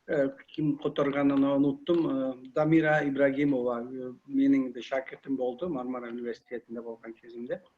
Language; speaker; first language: Kyrgyz; non-native, learner; Kazakh